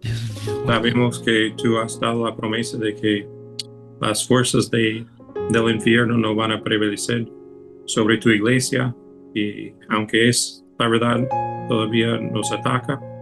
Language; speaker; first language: Spanish; non-native, fluent; English